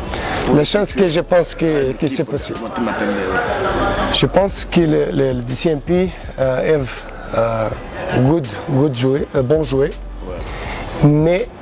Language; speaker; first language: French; non-native, learner; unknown